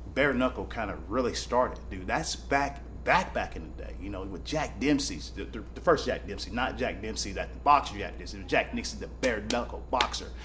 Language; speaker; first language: English; native; English